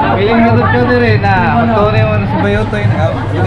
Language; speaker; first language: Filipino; non-native, local second language; Cebuano